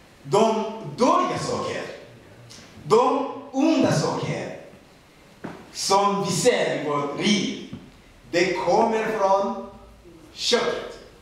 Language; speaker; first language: Swedish; non-native, fluent; Rundi